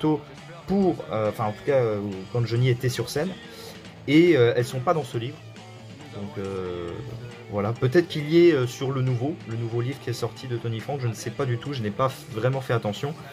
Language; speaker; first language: French; native; French